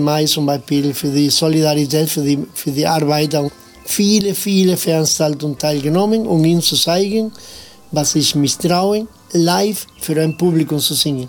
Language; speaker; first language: German; non-native, fluent; Spanish